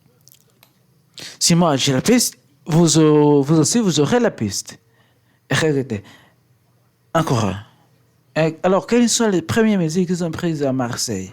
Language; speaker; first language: French; non-native, learner; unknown